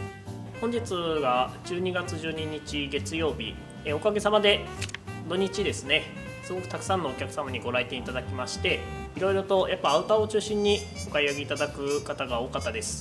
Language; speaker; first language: Japanese; native; Japanese